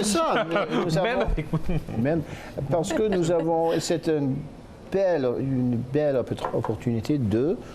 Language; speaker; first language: French; non-native, local second language; English